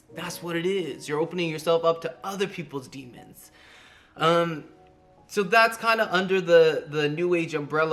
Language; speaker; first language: English; native; English